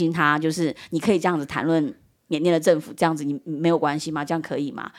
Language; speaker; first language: Chinese; early bilingual, heritage; Chinese